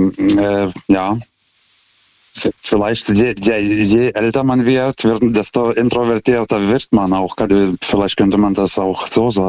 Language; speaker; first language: German; non-native, fluent; Lithuanian